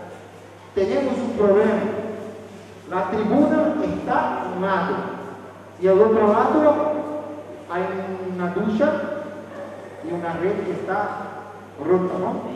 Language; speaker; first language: Spanish; non-native, fluent; Portuguese